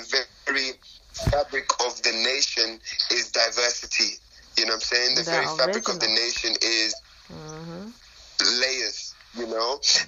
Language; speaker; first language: English; native; English